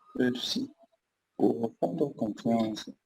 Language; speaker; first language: French; non-native, learner; Spanish